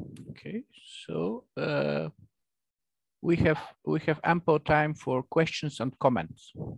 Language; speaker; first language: English; non-native, fluent; Bulgarian